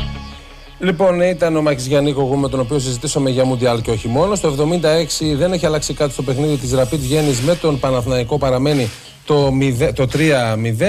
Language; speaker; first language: Greek; native; Greek